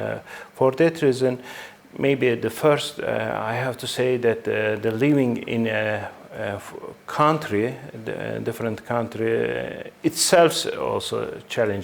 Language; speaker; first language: English; non-native, fluent; Turkish